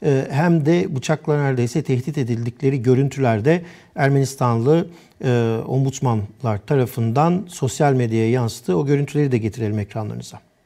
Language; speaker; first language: Turkish; native; Turkish